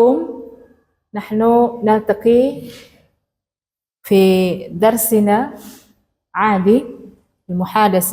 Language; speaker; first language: Arabic; non-native, fluent; Indonesian